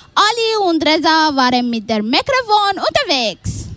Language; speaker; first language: German; non-native, learner; Somali